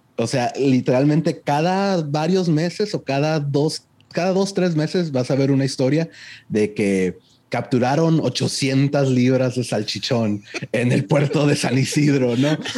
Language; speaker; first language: Spanish; early bilingual, heritage; Spanish